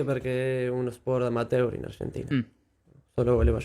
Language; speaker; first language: Italian; non-native, fluent; Spanish